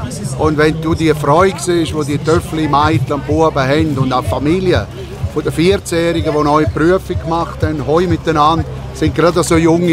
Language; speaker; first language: German; native; German